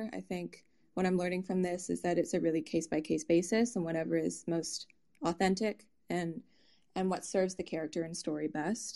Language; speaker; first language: English; native; English